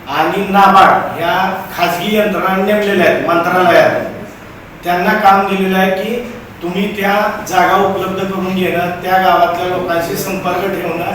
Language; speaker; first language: Marathi; native; Marathi